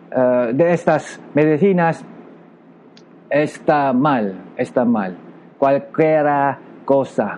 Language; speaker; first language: Spanish; non-native, local second language; Filipino